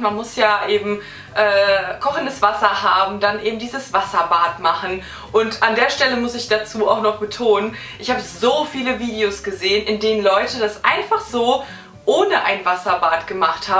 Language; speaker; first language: German; native; German